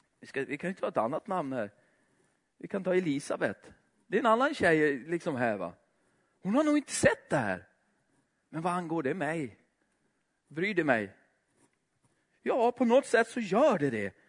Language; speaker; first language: Swedish; native; Swedish